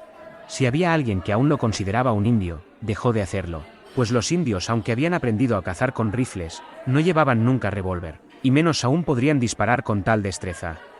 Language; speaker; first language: Spanish; native; Spanish